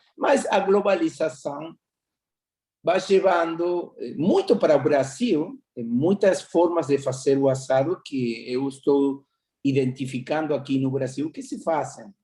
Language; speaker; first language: Portuguese; non-native, fluent; Spanish